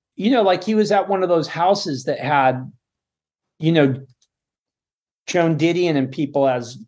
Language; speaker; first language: English; native; English